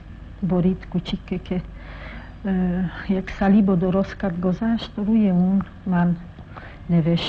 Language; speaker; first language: Persian; non-native, fluent; Polish